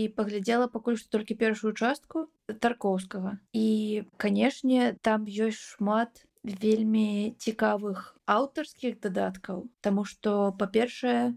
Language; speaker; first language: Belarusian; non-native, local second language; Russian